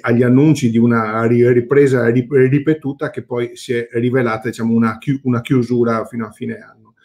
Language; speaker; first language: Italian; native; Italian